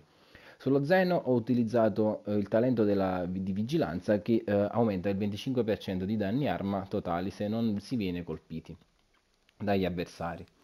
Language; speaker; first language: Italian; native; Italian